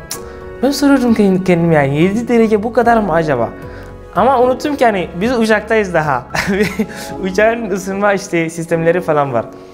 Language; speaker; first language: Turkish; non-native, fluent; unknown